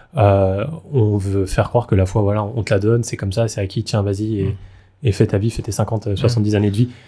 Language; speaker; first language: French; native; French